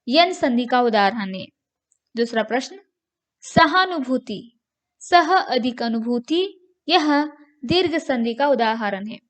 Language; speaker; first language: Hindi; non-native, local second language; Kannada